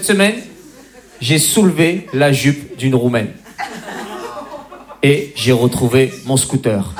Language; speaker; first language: French; native; French